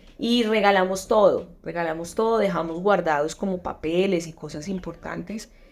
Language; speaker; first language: Spanish; native; Spanish